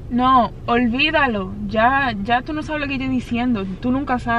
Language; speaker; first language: Spanish; early bilingual, heritage; Spanish